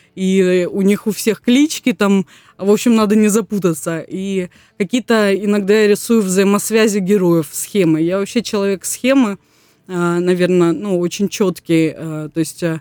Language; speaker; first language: Russian; native; Russian